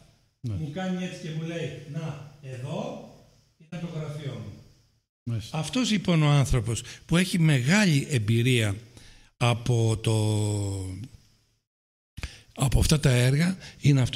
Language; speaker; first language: Greek; native; Greek